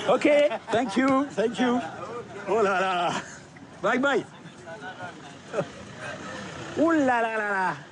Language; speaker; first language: French; native; French